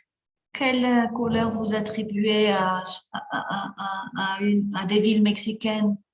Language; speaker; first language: French; non-native, fluent; Spanish